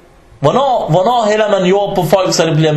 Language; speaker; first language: Danish; early bilingual, other home language; Arabic